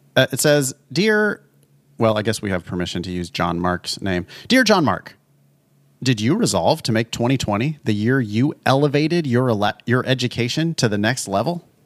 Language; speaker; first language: English; native; English